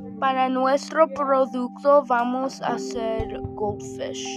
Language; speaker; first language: Spanish; non-native, learner; English